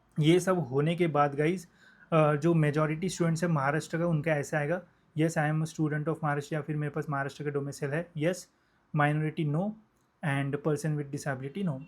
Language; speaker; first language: Hindi; non-native, local second language; Marathi